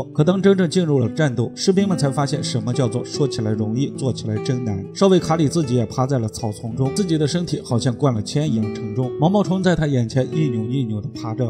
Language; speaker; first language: Chinese; native; Chinese